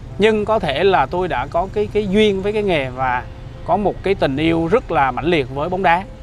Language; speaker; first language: Vietnamese; native; Vietnamese